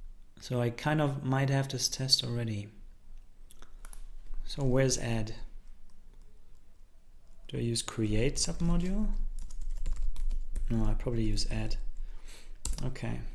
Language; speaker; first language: English; non-native, fluent; German